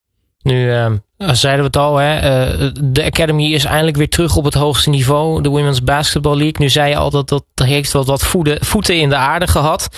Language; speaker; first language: Dutch; native; Dutch